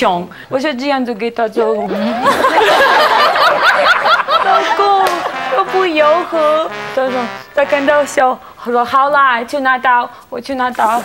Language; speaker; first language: Chinese; non-native, learner; Russian